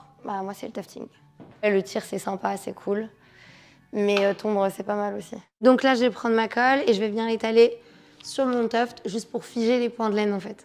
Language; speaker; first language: French; native; French